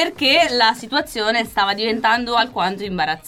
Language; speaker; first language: Italian; native; Italian